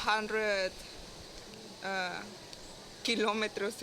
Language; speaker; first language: English; non-native, learner; Spanish